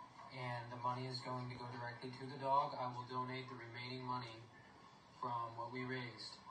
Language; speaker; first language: English; native; English